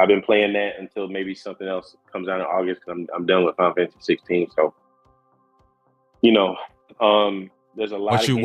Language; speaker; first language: English; native; English